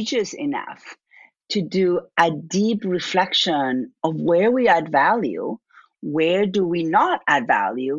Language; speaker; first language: English; non-native, fluent; Spanish